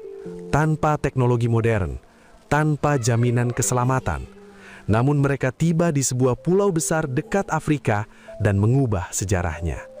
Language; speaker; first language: Indonesian; native; Indonesian